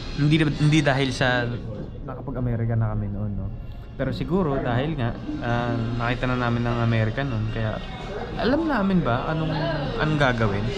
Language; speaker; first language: Filipino; native; Filipino